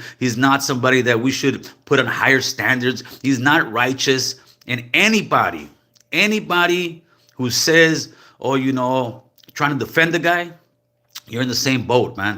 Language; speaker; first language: English; native; English